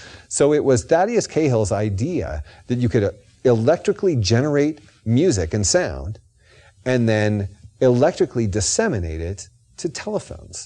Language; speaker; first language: English; native; English